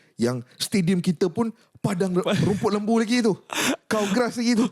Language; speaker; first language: Malay; native; Malay